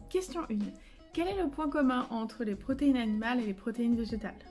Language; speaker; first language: French; native; French